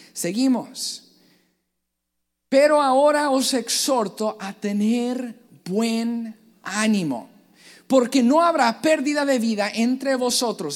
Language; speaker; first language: Spanish; native; Spanish